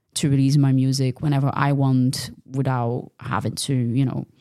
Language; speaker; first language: English; non-native, fluent; Portuguese